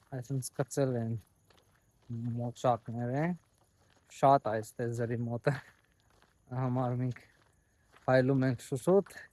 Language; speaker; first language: Armenian; non-native, learner; Hindi